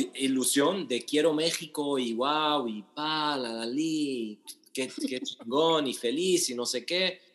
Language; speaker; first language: Spanish; non-native, fluent; Arabic